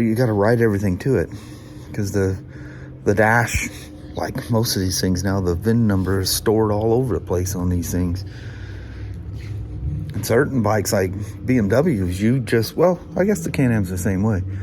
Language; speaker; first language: English; native; English